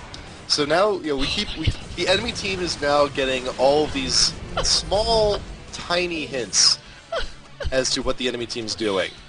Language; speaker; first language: English; native; English